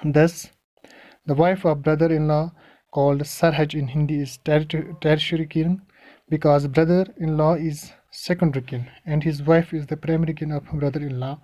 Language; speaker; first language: English; non-native, local second language; Kashmiri